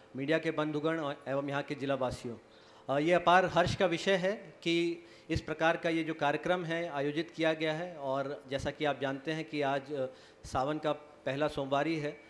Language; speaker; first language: Hindi; native; Hindi